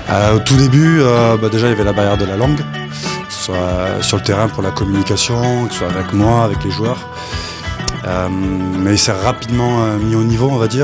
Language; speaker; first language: French; native; French